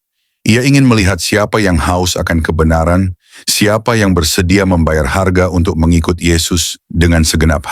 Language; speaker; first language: Indonesian; native; Indonesian